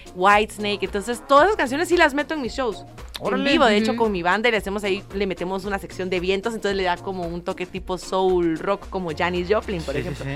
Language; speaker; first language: Spanish; native; Spanish